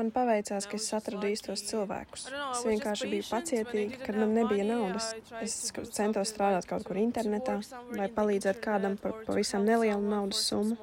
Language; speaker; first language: Latvian; non-native, fluent; Russian